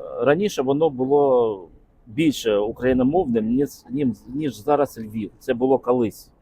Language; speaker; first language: Ukrainian; non-native, local second language; Russian